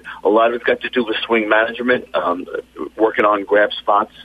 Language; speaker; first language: English; native; English